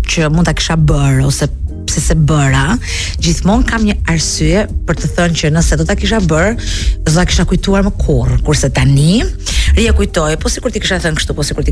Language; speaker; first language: Albanian; native; Albanian